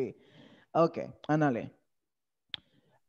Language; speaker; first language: English; non-native, fluent; Haitian Creole